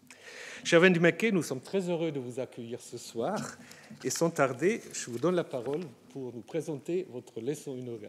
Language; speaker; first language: French; native; French